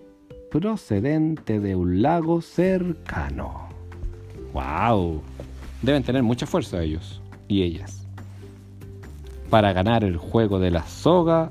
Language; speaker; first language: Spanish; native; Spanish